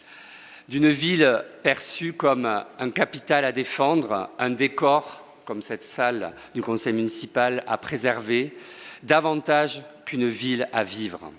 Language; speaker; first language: French; native; French